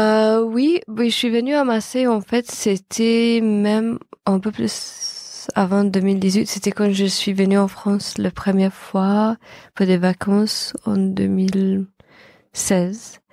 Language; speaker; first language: French; non-native, fluent; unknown